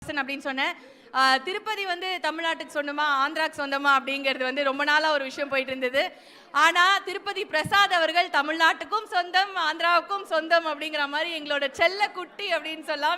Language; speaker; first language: Tamil; native; Tamil